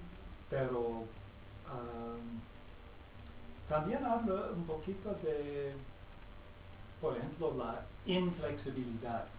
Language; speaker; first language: Spanish; non-native, fluent; English